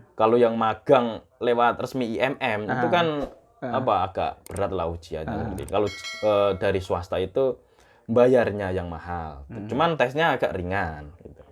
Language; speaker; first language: Indonesian; non-native, local second language; Javanese